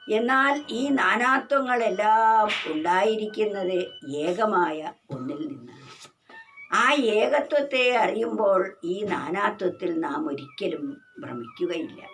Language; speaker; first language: Malayalam; native; Malayalam